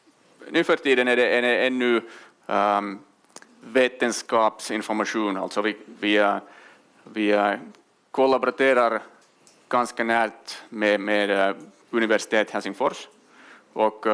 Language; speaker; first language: Swedish; non-native, local second language; Finnish